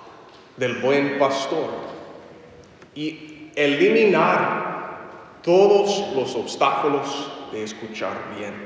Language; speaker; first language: Spanish; non-native, fluent; English